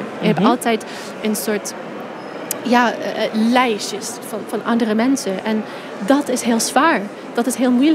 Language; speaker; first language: Dutch; non-native, fluent; English